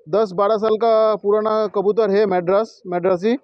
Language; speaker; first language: Hindi; non-native, local second language; Bangla